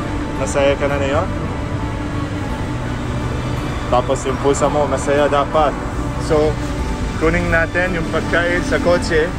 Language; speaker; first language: Filipino; non-native, learner; Arabic